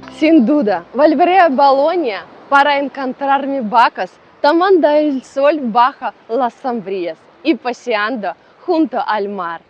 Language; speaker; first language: Spanish; non-native, learner; Ukrainian